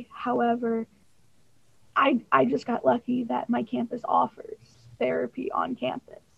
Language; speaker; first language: English; native; English